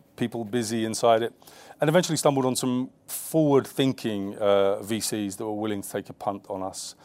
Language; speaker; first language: English; native; English